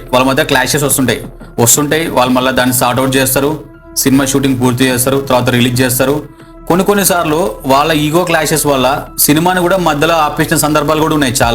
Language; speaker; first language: Telugu; native; Telugu